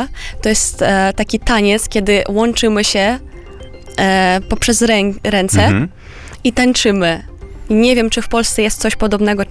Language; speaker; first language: Polish; non-native, fluent; Romanian